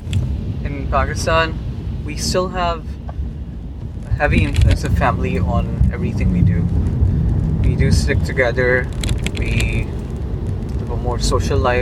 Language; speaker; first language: English; non-native, local second language; Urdu